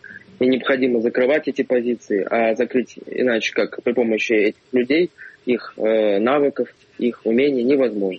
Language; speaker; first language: Russian; native; Russian